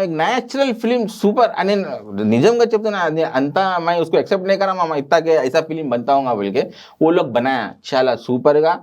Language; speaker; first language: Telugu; non-native, local second language; Urdu